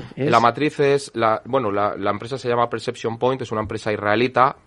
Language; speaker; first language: Spanish; native; Spanish